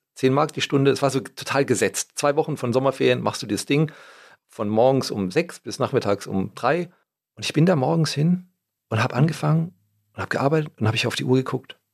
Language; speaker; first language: German; native; German